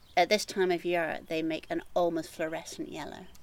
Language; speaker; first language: English; native; English